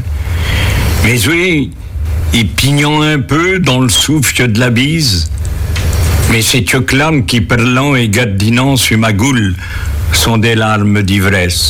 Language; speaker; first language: French; native; French